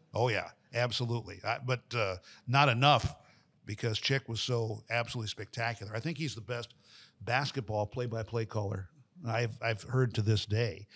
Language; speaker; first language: English; native; English